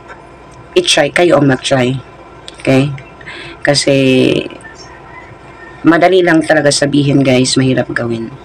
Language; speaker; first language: Filipino; native; Filipino